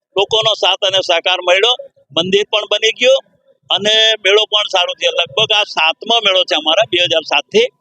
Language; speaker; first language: Gujarati; non-native, local second language; Gamit